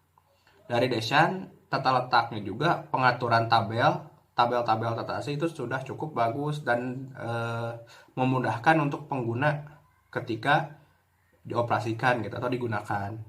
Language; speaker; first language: Indonesian; native; Indonesian